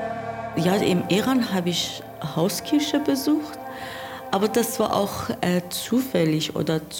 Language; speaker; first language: German; non-native, learner; Persian